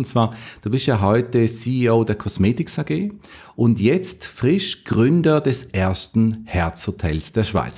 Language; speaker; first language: German; native; German